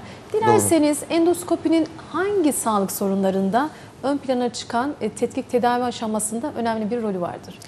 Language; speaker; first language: Turkish; native; Turkish